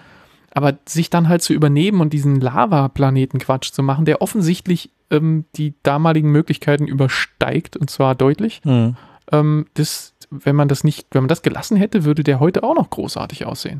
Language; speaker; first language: German; native; German